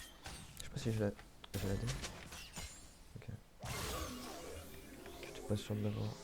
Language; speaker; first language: French; native; French